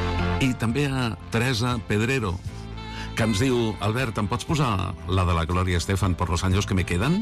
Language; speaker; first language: Catalan; native; Catalan